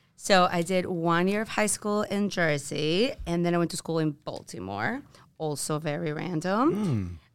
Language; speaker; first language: English; non-native, fluent; Spanish